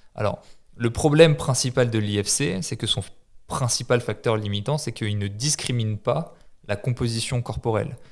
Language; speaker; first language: French; native; French